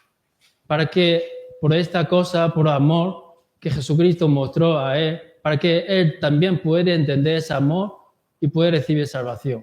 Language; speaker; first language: Spanish; non-native, learner; Korean